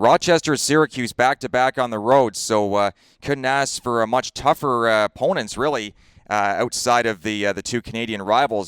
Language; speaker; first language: English; native; English